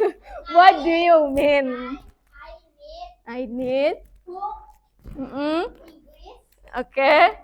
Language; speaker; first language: English; non-native, fluent; Indonesian